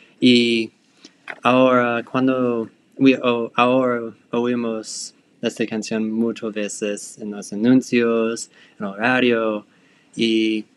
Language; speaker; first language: Spanish; non-native, learner; English